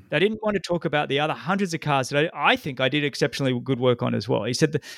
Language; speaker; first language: English; native; English